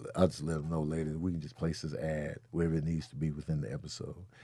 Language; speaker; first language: English; early bilingual, other home language; Yoruba